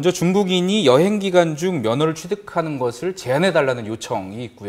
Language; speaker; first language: Korean; native; Korean